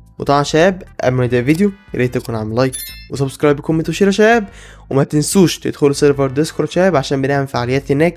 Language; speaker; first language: Arabic; native; Arabic